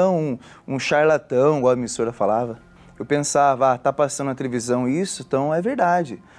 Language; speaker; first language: Portuguese; native; Portuguese